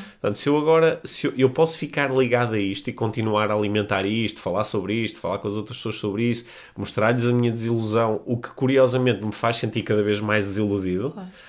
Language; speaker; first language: Portuguese; native; Portuguese